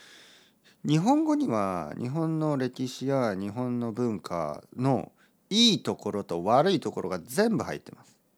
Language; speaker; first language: Japanese; native; Japanese